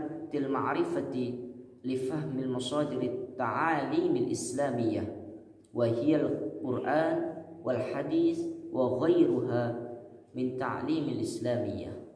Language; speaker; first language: Arabic; non-native, learner; Indonesian